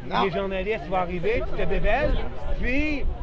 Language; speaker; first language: French; native; French